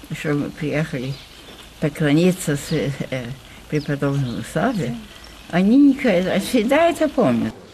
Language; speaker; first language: Russian; early bilingual, heritage; Russian